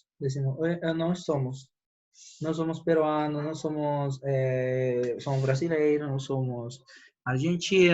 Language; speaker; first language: Portuguese; non-native, fluent; Spanish